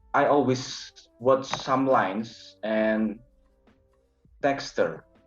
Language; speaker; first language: English; non-native, learner; Indonesian